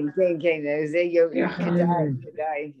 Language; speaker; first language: Hebrew; non-native, learner; English